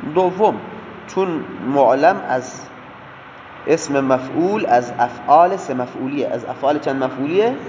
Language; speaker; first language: Persian; non-native, local second language; Baluchi